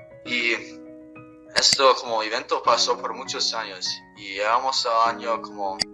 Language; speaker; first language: Spanish; non-native, fluent; English